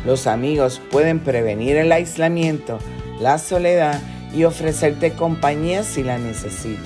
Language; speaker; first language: Spanish; native; Spanish